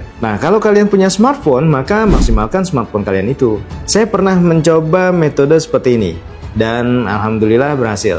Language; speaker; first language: Indonesian; native; Indonesian